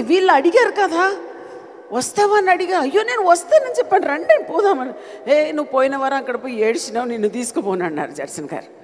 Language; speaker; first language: Telugu; non-native, fluent; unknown